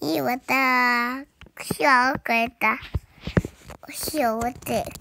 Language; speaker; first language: Russian; early bilingual, heritage; Russian